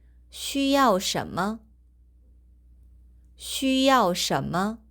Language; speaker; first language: Chinese; non-native, fluent; Korean